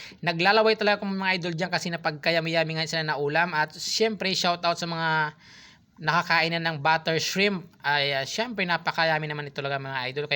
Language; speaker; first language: Filipino; non-native, local second language; Cebuano